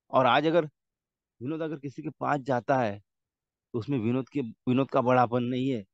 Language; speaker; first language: Hindi; non-native, local second language; Marathi